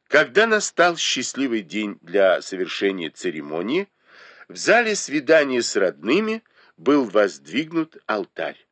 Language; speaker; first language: Russian; native; Russian